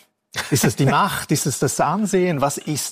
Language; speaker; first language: German; non-native, local second language; Romansh